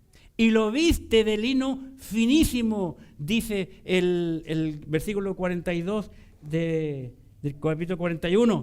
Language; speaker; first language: Spanish; native; Spanish